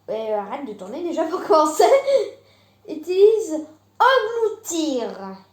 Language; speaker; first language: French; native; French